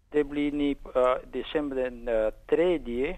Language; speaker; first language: Swedish; non-native, fluent; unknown